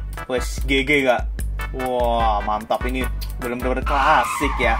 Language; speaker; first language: Indonesian; native; Indonesian